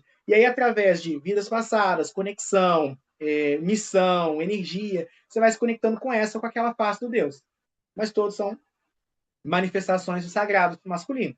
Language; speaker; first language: Portuguese; native; Portuguese